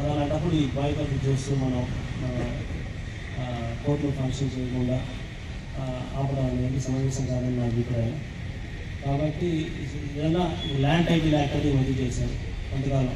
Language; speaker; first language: Telugu; native; Telugu